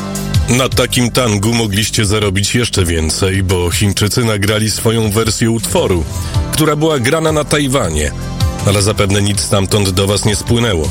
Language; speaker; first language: Polish; native; Polish